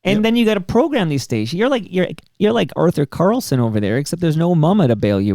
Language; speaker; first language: English; native; English